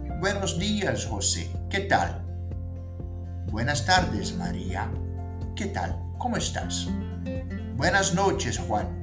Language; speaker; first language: Spanish; non-native, fluent; Portuguese